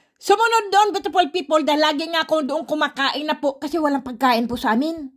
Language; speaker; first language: Filipino; native; Filipino